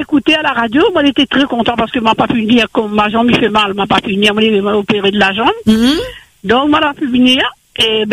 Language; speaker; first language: French; non-native, local second language; Réunion Creole French